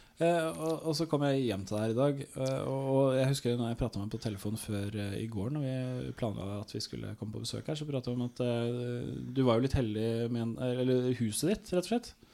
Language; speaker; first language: Norwegian; native; Norwegian